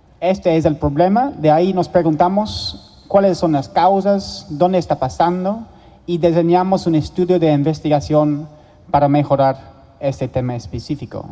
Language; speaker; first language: Spanish; non-native, fluent; English